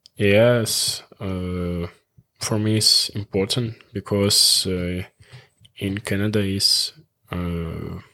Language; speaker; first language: English; non-native, learner; Russian